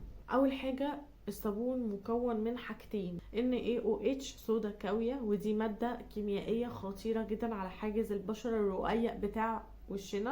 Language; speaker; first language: Arabic; native; Arabic